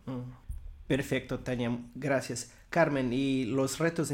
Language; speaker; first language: Spanish; non-native, fluent; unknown